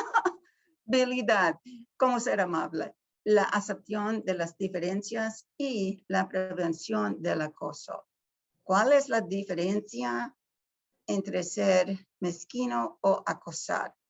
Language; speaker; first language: Spanish; early bilingual, heritage; Spanish